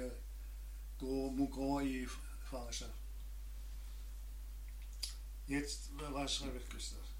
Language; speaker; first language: Danish; non-native, learner; German